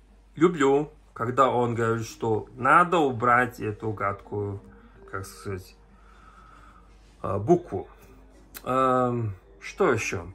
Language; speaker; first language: Russian; non-native, learner; Mongolian